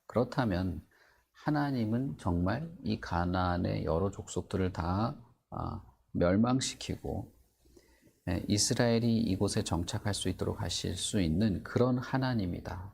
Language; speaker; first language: Korean; native; Korean